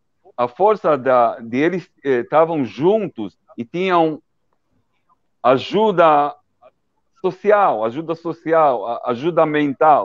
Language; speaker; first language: Portuguese; early bilingual, heritage; Portuguese